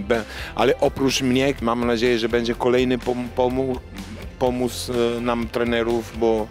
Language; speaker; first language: Polish; non-native, learner; Italian